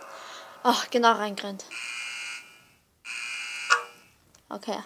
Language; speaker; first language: German; native; German